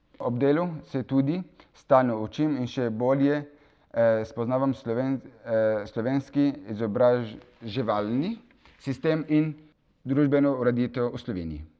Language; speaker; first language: Slovenian; non-native, fluent; Kurdish